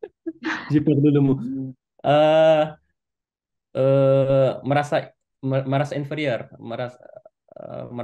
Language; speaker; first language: French; non-native, fluent; Indonesian